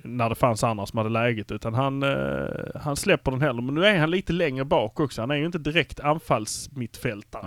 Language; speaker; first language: Swedish; native; Swedish